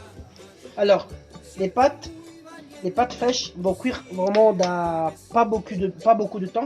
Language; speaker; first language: French; non-native, fluent; Italian